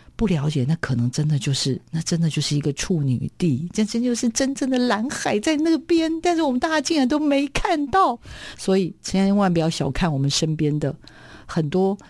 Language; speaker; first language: Chinese; native; Chinese